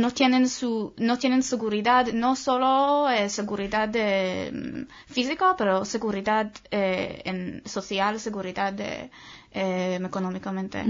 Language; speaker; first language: Spanish; non-native, fluent; Hebrew